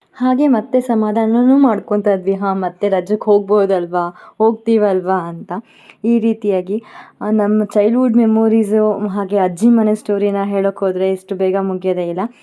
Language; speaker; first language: Kannada; non-native, local second language; Konkani